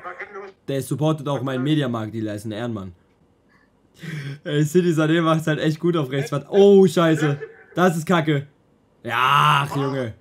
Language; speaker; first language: German; native; German